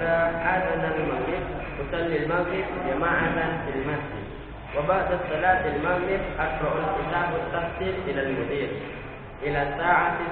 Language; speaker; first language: Arabic; non-native, learner; Indonesian